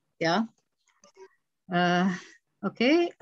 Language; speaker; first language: English; non-native, fluent; Indonesian